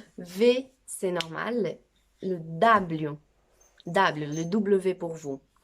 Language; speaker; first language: French; non-native, fluent; Portuguese